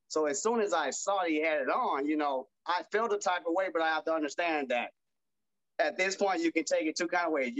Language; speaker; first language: English; native; English